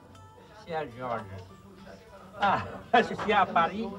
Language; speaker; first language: French; non-native, learner; Chinese